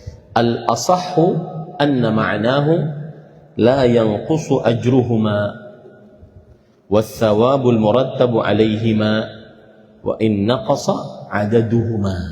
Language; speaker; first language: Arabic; non-native, fluent; Indonesian